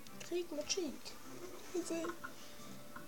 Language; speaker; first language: German; native; German